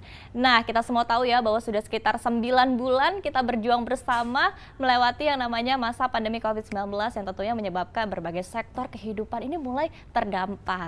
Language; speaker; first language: Indonesian; native; Indonesian